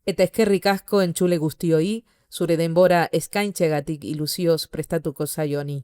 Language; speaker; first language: Basque; non-native, fluent; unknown